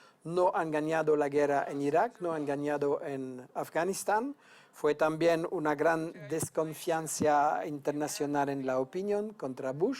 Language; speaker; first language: Spanish; non-native, fluent; French